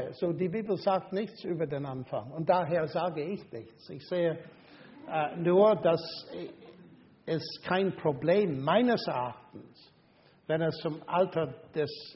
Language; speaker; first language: German; non-native, fluent; English